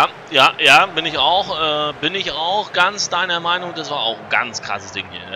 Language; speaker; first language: German; native; German